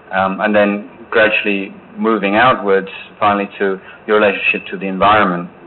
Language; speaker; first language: English; native; English